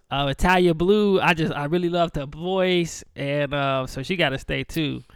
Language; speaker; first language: English; native; English